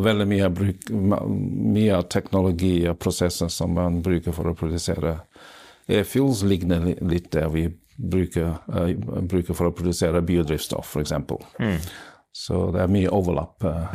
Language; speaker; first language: Norwegian; non-native, fluent; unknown